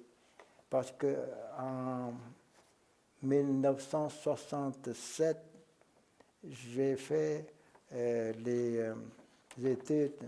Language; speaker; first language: French; non-native, local second language; Vietnamese